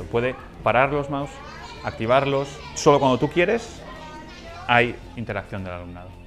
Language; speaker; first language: Spanish; native; Spanish